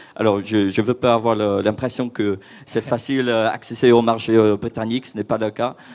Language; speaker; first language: French; non-native, fluent; English